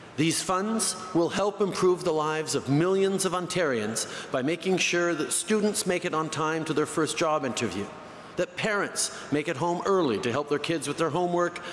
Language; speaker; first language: English; early bilingual, other home language; French